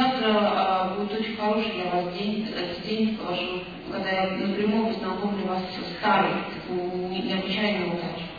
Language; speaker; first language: Russian; native; Russian